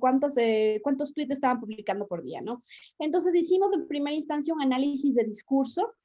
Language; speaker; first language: Spanish; native; Spanish